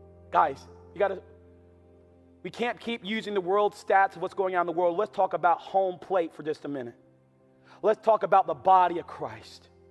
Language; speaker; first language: English; native; English